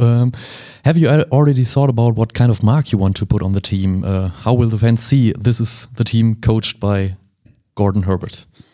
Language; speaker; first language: English; non-native, fluent; German